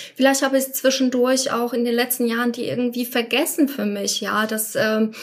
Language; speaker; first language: German; non-native, fluent; Polish